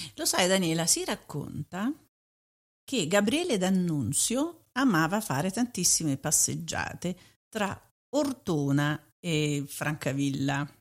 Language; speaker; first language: Italian; native; Italian